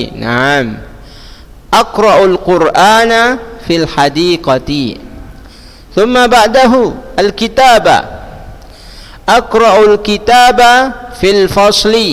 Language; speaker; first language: Arabic; non-native, fluent; Indonesian